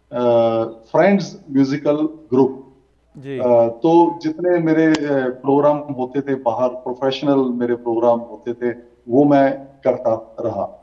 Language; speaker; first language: Hindi; native; Hindi